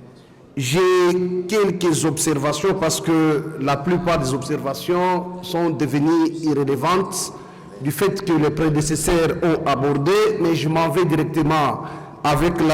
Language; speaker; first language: French; native; French